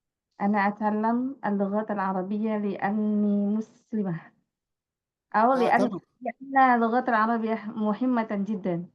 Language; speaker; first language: Arabic; non-native, learner; Indonesian